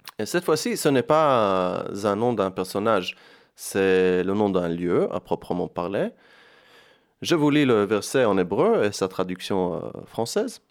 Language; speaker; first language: French; non-native, fluent; Hebrew